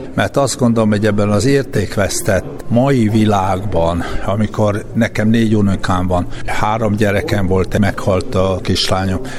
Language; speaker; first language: Hungarian; native; Hungarian